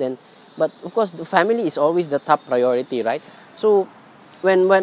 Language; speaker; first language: English; non-native, local second language; Filipino